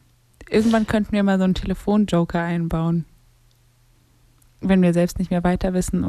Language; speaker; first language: German; native; German